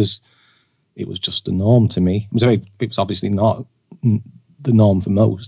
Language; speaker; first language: English; native; English